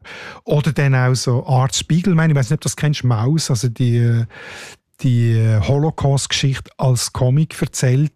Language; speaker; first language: German; native; German